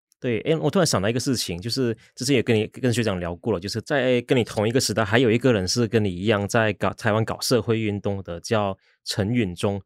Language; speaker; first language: Chinese; native; Chinese